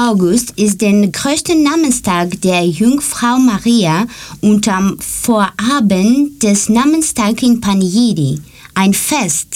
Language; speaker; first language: German; non-native, learner; Greek